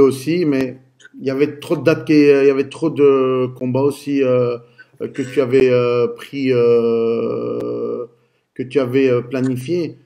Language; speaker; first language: French; native; French